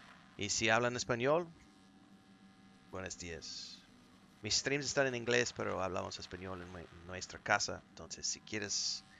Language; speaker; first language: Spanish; non-native, learner; English